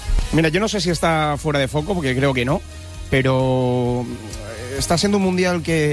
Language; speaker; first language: Spanish; native; Spanish